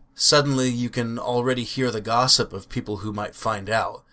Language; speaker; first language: English; native; English